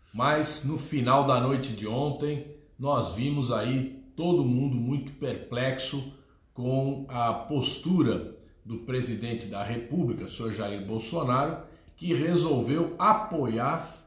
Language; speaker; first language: Portuguese; native; Portuguese